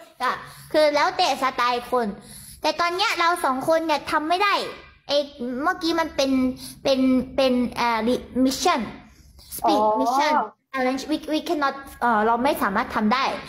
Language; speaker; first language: Thai; early bilingual, other home language; Korean